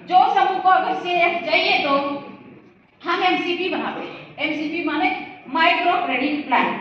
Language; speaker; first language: Hindi; non-native, local second language; Telugu